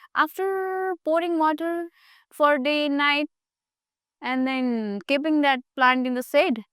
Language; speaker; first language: English; non-native, local second language; Nepali